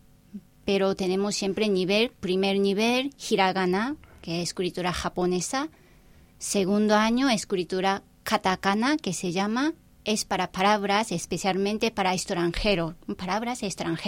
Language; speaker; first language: Spanish; non-native, fluent; Japanese